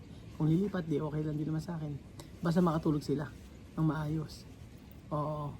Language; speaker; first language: Filipino; native; Filipino